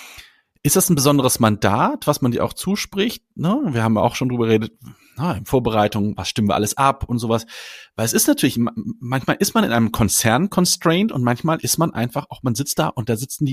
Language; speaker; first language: German; native; German